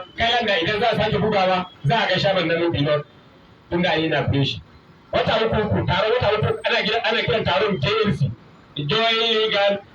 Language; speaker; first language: Hausa; native; Hausa